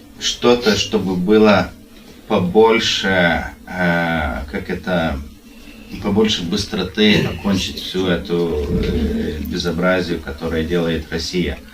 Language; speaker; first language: Russian; non-native, learner; Lithuanian